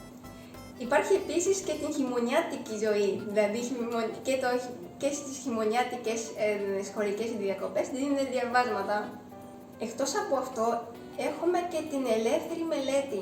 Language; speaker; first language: Greek; non-native, fluent; Japanese